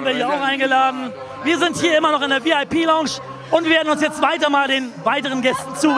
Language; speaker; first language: German; native; German